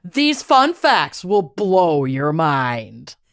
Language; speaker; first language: English; native; English